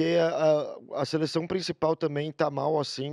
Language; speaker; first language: Portuguese; native; Portuguese